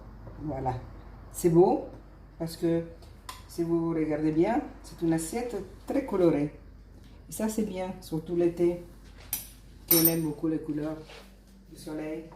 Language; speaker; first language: French; non-native, fluent; Italian